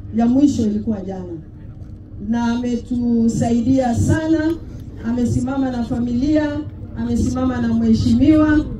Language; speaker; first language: Swahili; non-native, local second language; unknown